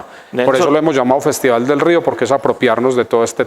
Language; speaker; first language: Spanish; native; Spanish